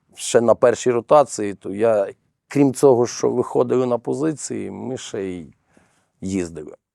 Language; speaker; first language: Ukrainian; native; Ukrainian